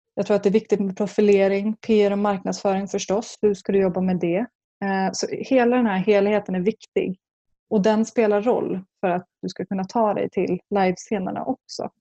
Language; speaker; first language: Swedish; native; Swedish